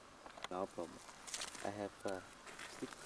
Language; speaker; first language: English; non-native, learner; Indonesian